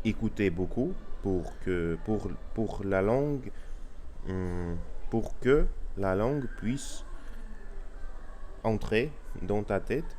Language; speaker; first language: French; non-native, learner; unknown